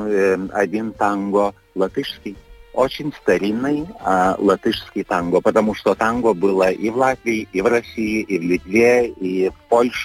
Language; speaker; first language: Russian; non-native, fluent; Lithuanian